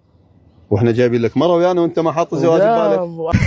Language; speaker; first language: Arabic; native; Arabic